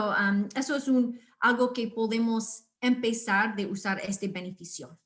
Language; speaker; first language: Spanish; non-native, fluent; English